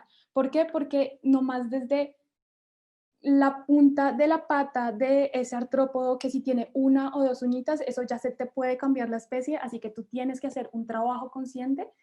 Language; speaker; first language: Spanish; native; Spanish